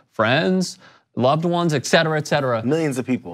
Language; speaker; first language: English; native; English